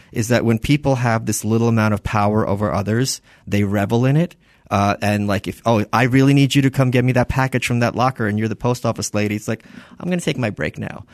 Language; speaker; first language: English; early bilingual, other home language; Russian